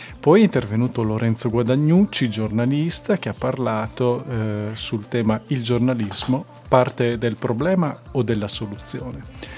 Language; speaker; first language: Italian; native; Italian